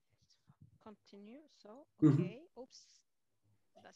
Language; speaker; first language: English; non-native, fluent; Arabic